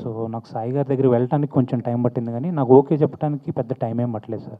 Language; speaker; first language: Telugu; native; Telugu